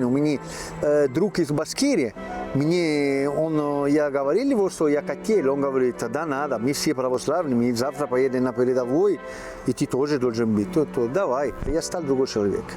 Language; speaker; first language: Russian; non-native, learner; Italian